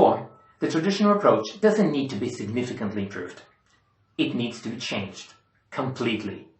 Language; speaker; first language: English; non-native, fluent; Portuguese